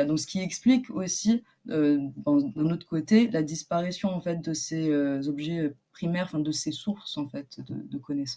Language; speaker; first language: French; native; French